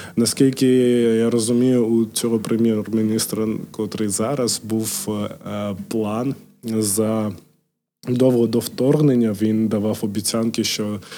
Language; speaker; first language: Ukrainian; non-native, local second language; Georgian